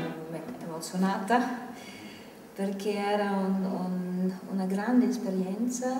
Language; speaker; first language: Italian; non-native, fluent; German